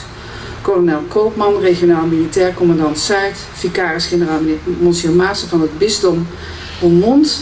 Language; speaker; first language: Dutch; native; Dutch